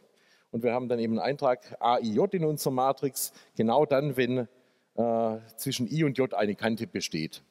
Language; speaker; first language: German; native; German